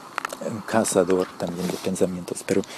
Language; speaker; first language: Spanish; early bilingual, heritage; Spanish